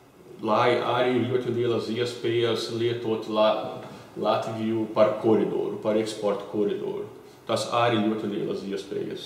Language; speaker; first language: Latvian; early bilingual, heritage; Portuguese